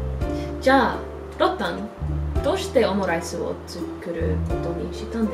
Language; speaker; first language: Japanese; non-native, learner; English